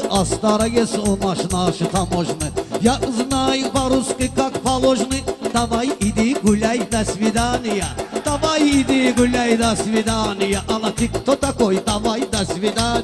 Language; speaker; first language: Russian; non-native, learner; Talysh